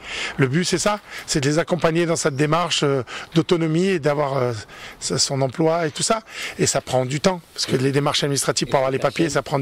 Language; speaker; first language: French; native; French